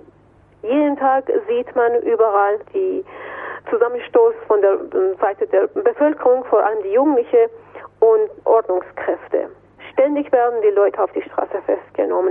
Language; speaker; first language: German; non-native, fluent; Persian